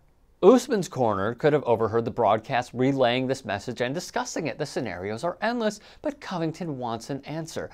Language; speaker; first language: English; native; English